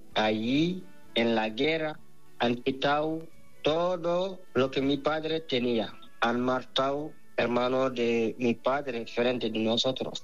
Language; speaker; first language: Spanish; non-native, learner; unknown